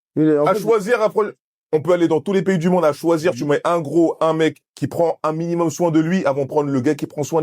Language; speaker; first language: French; native; French